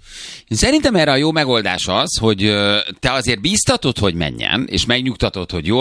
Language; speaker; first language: Hungarian; native; Hungarian